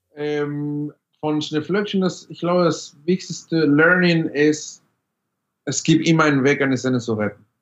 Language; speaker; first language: German; non-native, fluent; Spanish